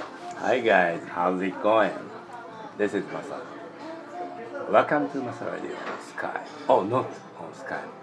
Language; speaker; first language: English; non-native, learner; Japanese